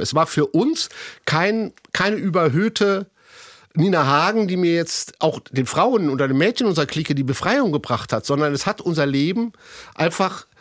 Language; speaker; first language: German; native; German